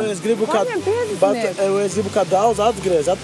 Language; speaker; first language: Latvian; non-native, learner; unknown